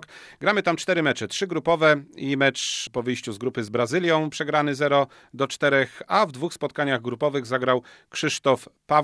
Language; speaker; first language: Polish; native; Polish